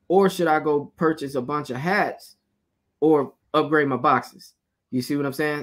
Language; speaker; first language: English; native; English